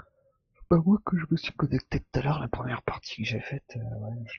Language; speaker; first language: French; native; French